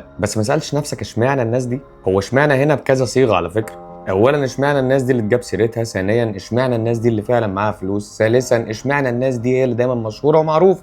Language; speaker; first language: Arabic; native; Arabic